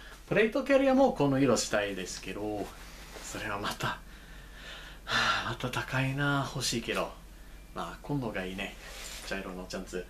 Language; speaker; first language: Japanese; non-native, learner; English